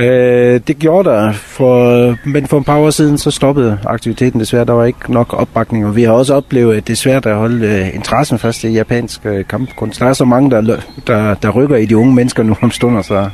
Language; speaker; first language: Danish; native; Danish